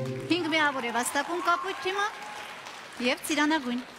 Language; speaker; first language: Armenian; native; Armenian